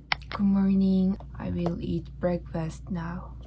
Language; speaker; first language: English; non-native, learner; Korean